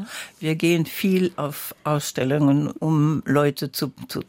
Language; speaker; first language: German; non-native, fluent; French